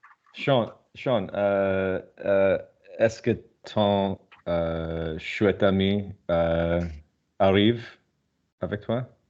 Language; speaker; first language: French; non-native, learner; English